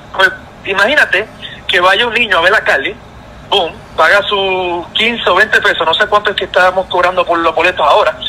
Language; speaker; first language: Spanish; native; Spanish